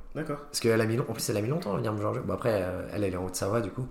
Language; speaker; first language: French; native; French